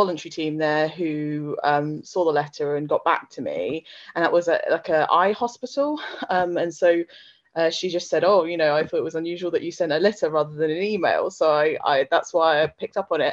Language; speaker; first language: English; native; English